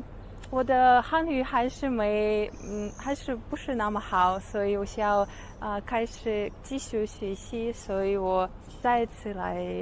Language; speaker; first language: Chinese; non-native, learner; Russian